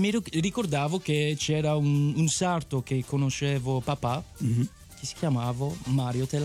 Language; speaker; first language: Italian; native; Italian